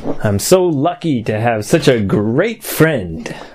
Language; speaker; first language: English; native; English